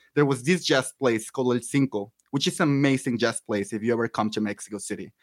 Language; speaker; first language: English; non-native, fluent; Spanish